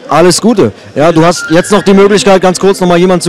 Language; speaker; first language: German; native; German